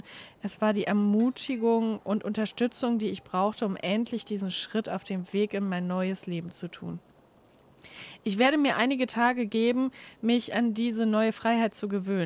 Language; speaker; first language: German; native; German